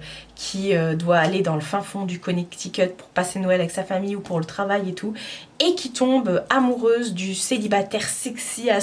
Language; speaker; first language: French; native; French